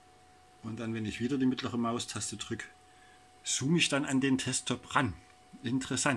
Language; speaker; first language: German; native; German